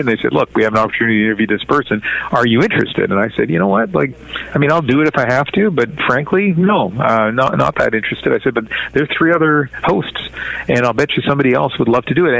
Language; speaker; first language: English; native; English